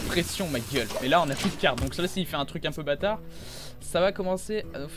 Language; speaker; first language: French; native; French